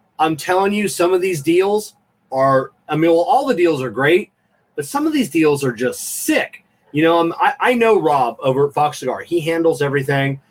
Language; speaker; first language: English; native; English